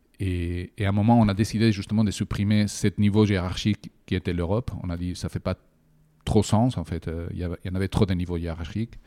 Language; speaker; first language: French; non-native, fluent; Spanish